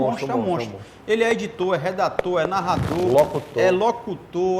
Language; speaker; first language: Portuguese; native; Portuguese